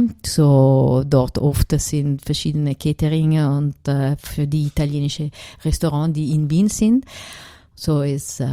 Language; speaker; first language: German; non-native, fluent; Italian